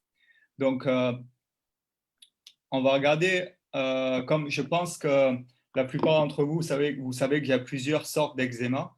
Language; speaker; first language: French; native; French